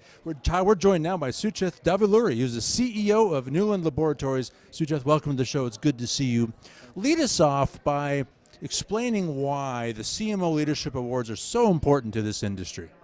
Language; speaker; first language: English; native; English